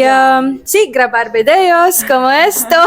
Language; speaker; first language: Spanish; non-native, learner; Arabic